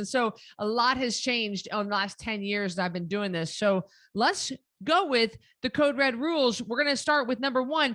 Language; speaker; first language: English; native; English